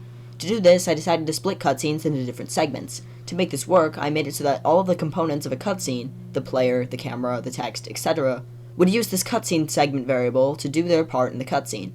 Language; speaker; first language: English; native; English